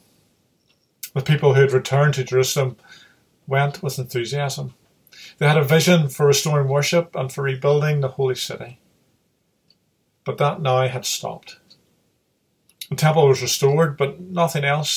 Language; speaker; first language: English; native; English